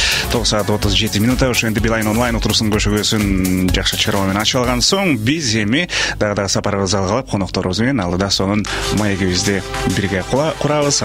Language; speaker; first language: Kyrgyz; native; Kyrgyz